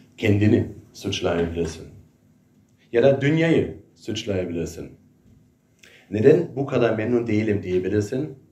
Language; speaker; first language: Turkish; non-native, fluent; German